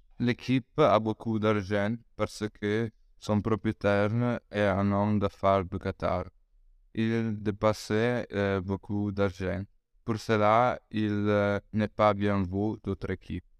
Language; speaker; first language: French; non-native, learner; Italian